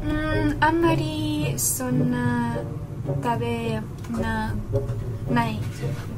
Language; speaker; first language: Japanese; non-native, learner; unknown